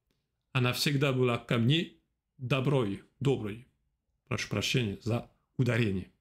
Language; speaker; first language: Russian; non-native, fluent; French